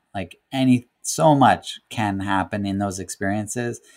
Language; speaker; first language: English; native; English